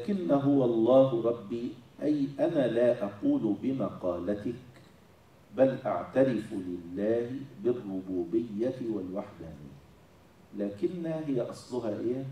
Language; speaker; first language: Arabic; native; Arabic